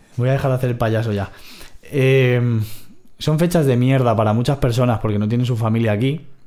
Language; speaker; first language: Spanish; native; Spanish